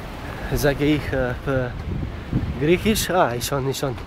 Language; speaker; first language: German; non-native, learner; Greek